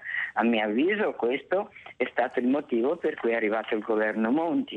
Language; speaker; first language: Italian; native; Italian